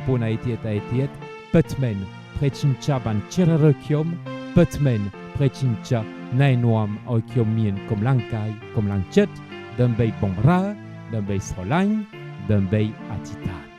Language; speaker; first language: Khmer; non-native, fluent; French